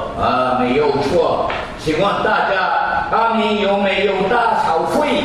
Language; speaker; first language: Chinese; non-native, learner; Korean